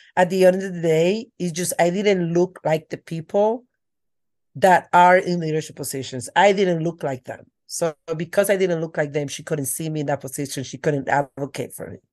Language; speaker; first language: English; non-native, fluent; Spanish